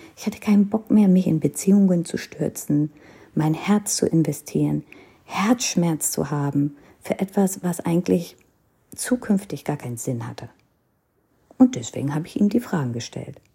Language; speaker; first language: German; non-native, fluent; Hindi